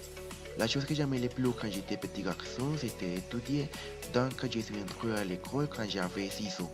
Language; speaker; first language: French; non-native, learner; Spanish